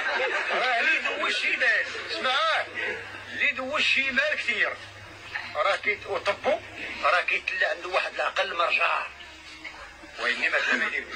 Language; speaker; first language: Arabic; native; Arabic